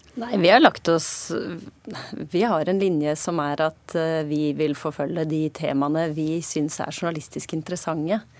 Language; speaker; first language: Norwegian; native; Norwegian